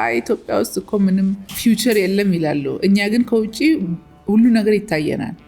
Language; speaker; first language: Amharic; non-native, local second language; Oromo